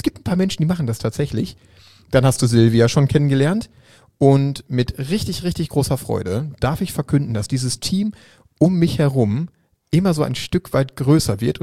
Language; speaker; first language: German; native; German